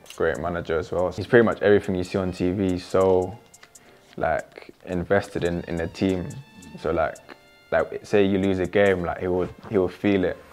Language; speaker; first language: English; native; English